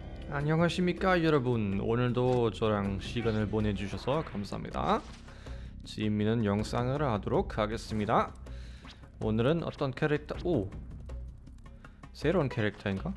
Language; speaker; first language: Korean; non-native, learner; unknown